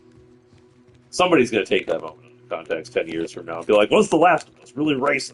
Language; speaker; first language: English; native; English